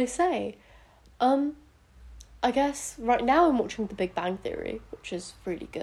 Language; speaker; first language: English; native; English